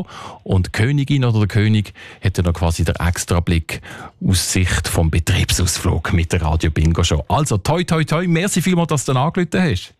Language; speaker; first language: German; native; German